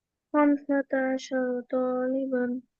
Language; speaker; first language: Arabic; non-native, learner; Bangla